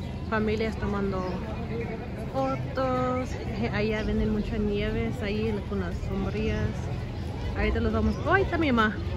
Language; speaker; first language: Spanish; early bilingual, heritage; Spanish